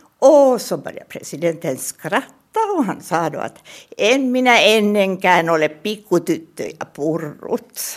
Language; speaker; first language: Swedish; native; Swedish